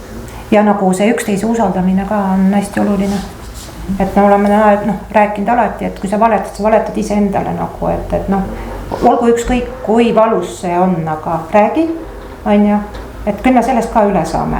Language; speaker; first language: Estonian; native; Estonian